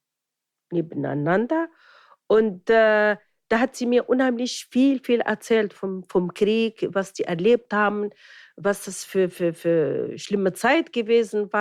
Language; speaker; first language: German; non-native, fluent; Arabic